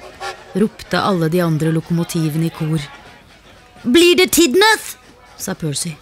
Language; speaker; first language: Norwegian; native; Norwegian